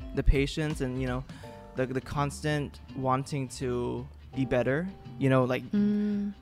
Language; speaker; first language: English; non-native, fluent; Vietnamese